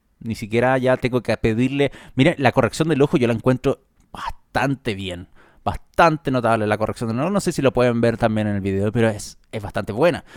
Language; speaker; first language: Spanish; native; Spanish